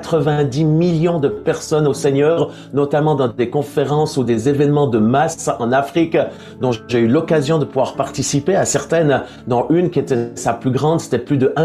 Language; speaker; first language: French; native; French